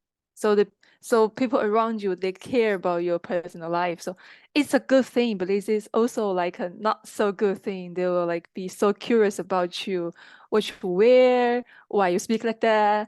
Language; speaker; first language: English; non-native, fluent; Chinese